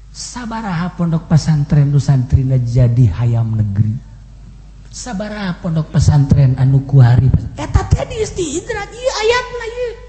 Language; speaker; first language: Sundanese; native; Sundanese